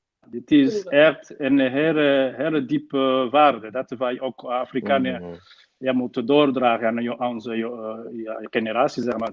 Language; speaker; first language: Dutch; non-native, fluent; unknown